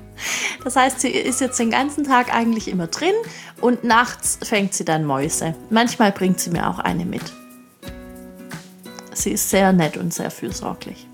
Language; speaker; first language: German; native; German